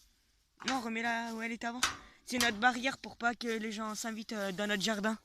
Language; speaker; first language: French; native; French